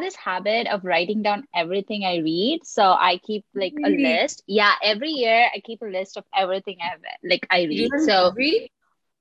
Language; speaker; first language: English; non-native, local second language; Sinhala